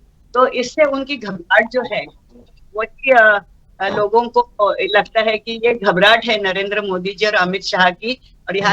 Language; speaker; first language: Hindi; non-native, local second language; Marathi